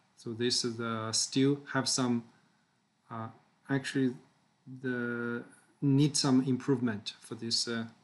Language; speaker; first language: English; non-native, fluent; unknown